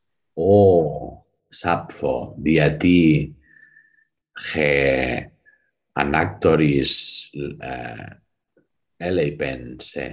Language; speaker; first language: Greek; non-native, learner; English